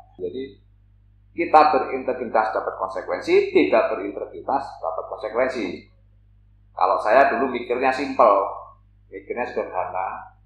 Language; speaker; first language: Indonesian; native; Indonesian